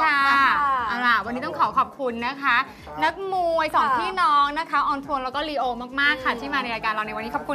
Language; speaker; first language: Thai; native; Thai